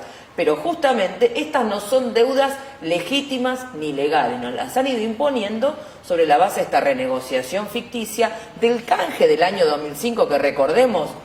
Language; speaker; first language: Spanish; native; Spanish